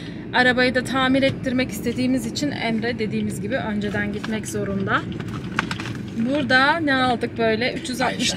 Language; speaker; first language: Turkish; native; Turkish